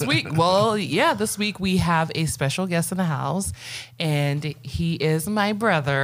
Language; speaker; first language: English; native; English